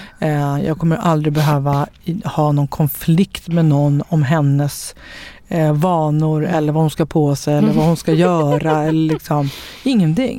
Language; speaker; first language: Swedish; native; Swedish